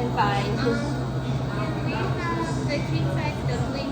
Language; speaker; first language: English; non-native, learner; Korean